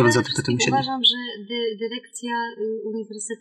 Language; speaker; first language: Polish; native; Polish